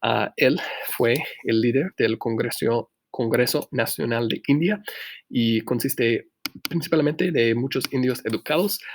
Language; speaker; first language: Spanish; non-native, fluent; English